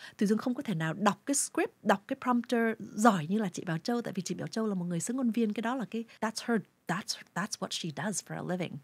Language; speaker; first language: Vietnamese; early bilingual, heritage; Vietnamese